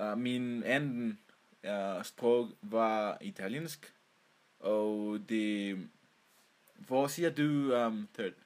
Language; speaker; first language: Danish; non-native, learner; Spanish